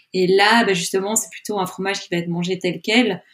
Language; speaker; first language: French; native; French